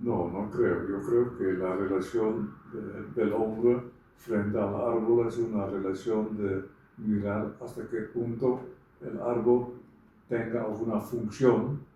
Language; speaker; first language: Spanish; non-native, fluent; Dutch